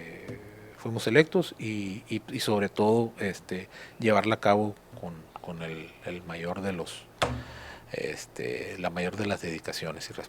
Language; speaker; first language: Spanish; native; Spanish